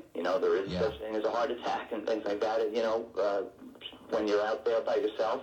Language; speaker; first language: English; native; English